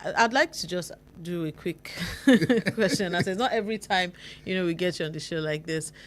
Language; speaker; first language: English; non-native, local second language; Yoruba